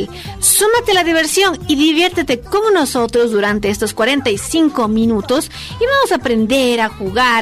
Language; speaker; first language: Spanish; native; Spanish